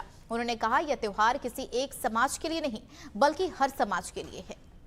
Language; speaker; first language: Hindi; native; Hindi